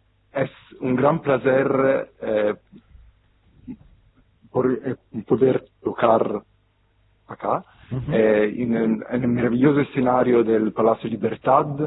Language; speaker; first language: Spanish; non-native, fluent; Italian